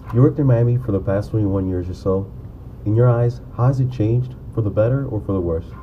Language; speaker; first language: English; native; English